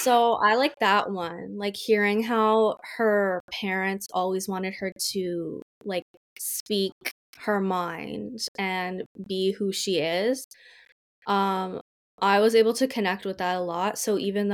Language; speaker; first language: English; native; English